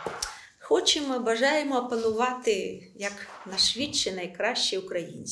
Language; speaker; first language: Ukrainian; non-native, local second language; Russian